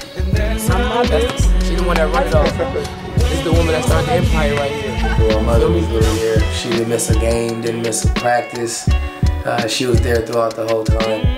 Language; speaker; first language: English; native; English